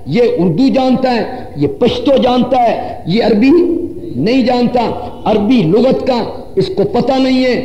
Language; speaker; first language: Urdu; non-native, local second language; Punjabi